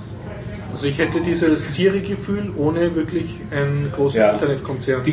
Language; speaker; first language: German; native; German